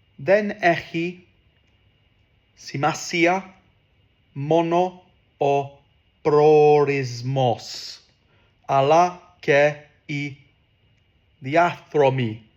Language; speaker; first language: Greek; non-native, learner; English